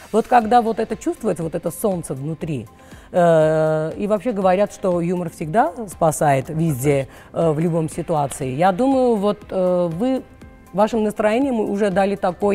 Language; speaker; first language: Russian; non-native, local second language; Armenian